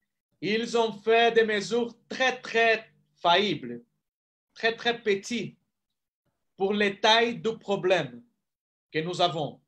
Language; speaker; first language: French; non-native, fluent; Portuguese